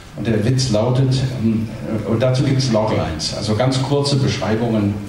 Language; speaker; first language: German; native; German